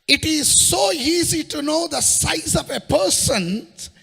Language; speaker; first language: English; non-native, local second language; Kannada